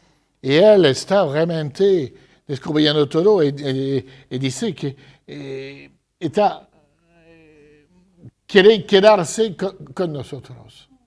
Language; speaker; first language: Spanish; non-native, fluent; French